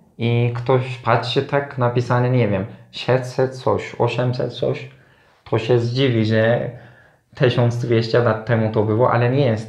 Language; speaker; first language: Polish; non-native, learner; Turkish